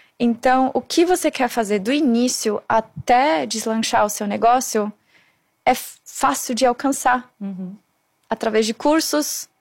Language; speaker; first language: Portuguese; non-native, fluent; German